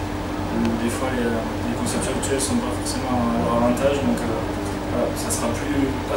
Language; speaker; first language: French; native; French